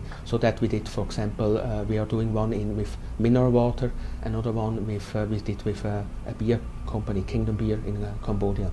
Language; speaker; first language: English; non-native, fluent; German